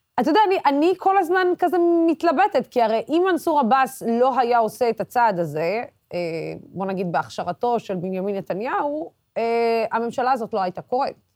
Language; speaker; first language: Hebrew; non-native, local second language; Arabic